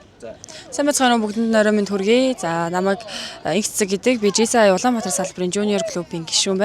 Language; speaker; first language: Mongolian; native; Mongolian